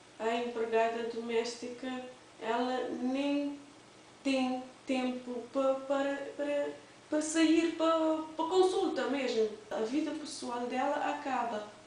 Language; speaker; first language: Portuguese; non-native, local second language; Kabuverdianu